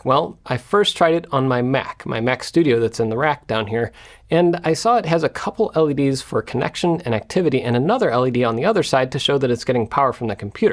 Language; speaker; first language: English; native; English